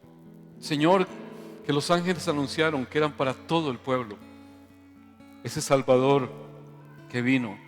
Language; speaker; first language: Spanish; native; Spanish